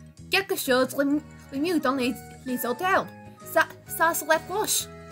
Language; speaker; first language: French; non-native, fluent; English